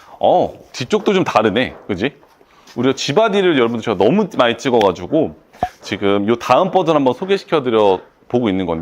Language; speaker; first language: Korean; native; Korean